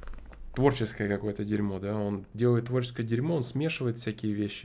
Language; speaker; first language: Russian; native; Russian